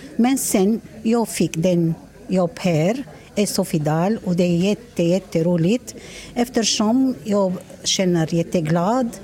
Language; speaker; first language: Swedish; non-native, learner; Arabic